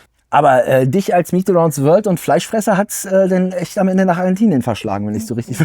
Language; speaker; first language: German; native; German